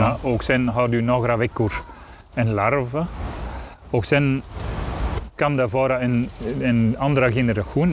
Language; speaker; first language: Swedish; non-native, learner; Dutch